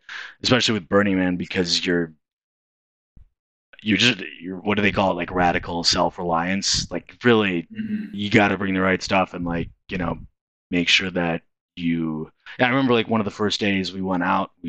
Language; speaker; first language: English; native; English